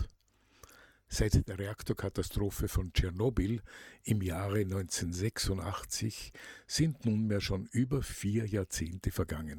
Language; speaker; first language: German; native; German